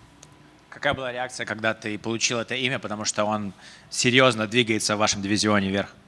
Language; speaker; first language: Russian; native; Russian